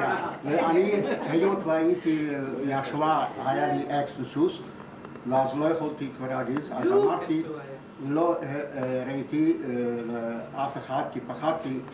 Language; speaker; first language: Hebrew; non-native, fluent; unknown